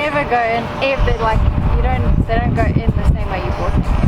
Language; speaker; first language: English; native; English